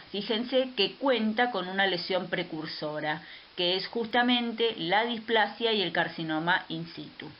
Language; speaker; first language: Spanish; native; Spanish